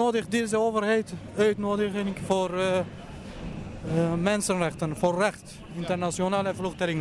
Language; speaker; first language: Dutch; non-native, learner; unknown